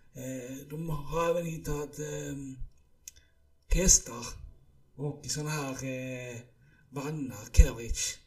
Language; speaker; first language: Swedish; early bilingual, other home language; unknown